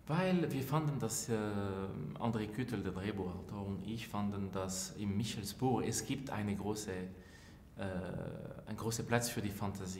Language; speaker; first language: German; non-native, local second language; French